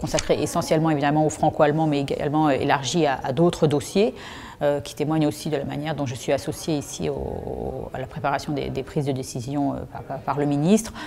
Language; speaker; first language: French; native; French